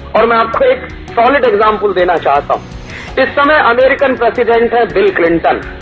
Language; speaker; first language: Hindi; native; Hindi